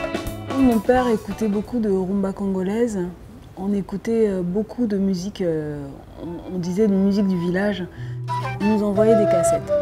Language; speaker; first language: French; non-native, local second language; Lingala